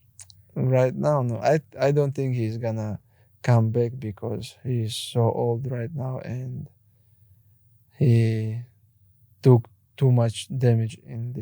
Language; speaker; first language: English; non-native, learner; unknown